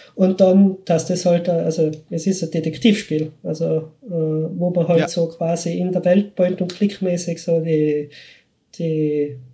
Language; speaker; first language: German; native; German